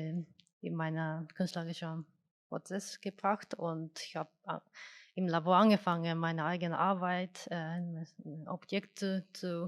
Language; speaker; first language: German; non-native, fluent; Japanese